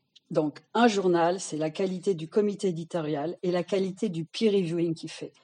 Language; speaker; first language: French; native; French